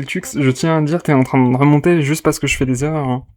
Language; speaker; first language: French; native; French